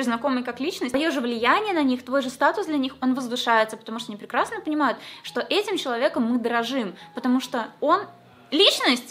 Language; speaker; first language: Russian; native; Russian